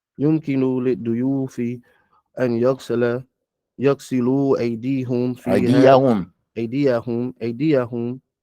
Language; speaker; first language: Arabic; non-native, learner; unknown